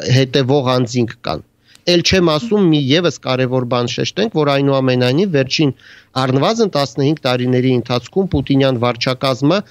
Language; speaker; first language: Armenian; native; Armenian